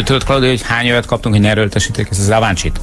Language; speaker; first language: Hungarian; native; Hungarian